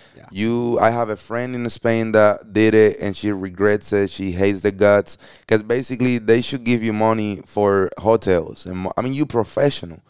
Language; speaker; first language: English; early bilingual, other home language; Spanish